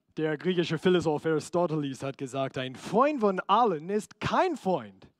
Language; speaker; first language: German; non-native, fluent; English